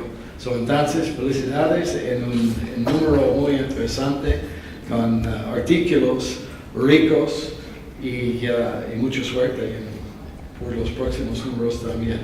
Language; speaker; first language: Spanish; non-native, fluent; English